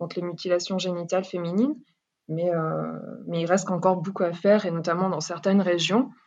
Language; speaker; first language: French; native; French